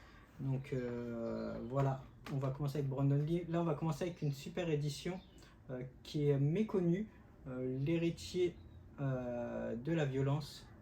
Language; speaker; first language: French; native; French